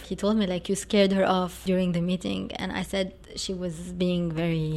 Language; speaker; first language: English; non-native, fluent; Arabic